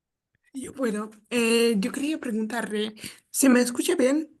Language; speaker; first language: Spanish; non-native, fluent; Polish